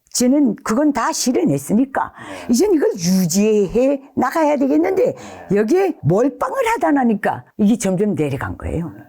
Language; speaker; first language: Korean; native; Korean